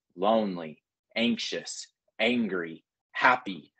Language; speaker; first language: English; native; English